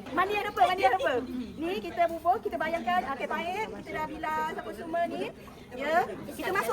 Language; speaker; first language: Malay; native; Malay